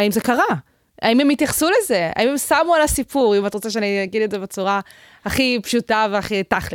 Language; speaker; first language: Hebrew; native; Hebrew